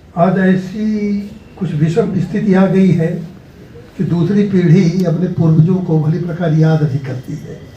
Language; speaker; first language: Hindi; native; Hindi